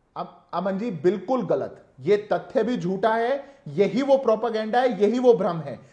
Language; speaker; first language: Hindi; native; Hindi